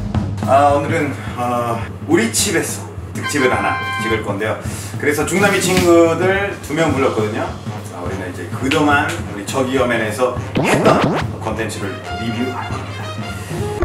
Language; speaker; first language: Korean; non-native, fluent; Spanish